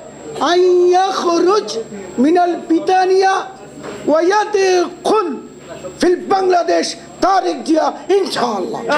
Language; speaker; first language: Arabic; non-native, learner; Bangla